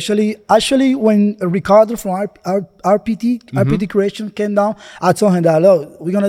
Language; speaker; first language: English; non-native, fluent; Spanish